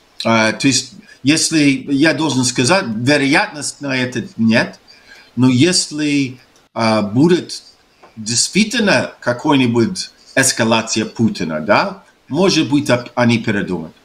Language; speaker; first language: Russian; non-native, fluent; English